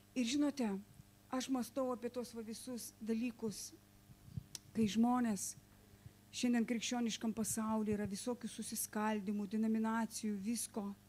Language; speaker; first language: Lithuanian; non-native, local second language; Russian